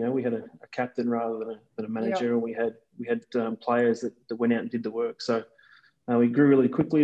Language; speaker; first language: English; native; English